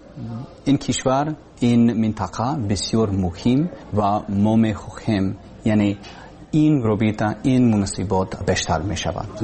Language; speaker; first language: Persian; non-native, learner; English